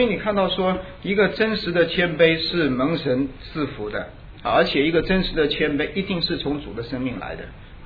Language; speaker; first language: Chinese; native; Chinese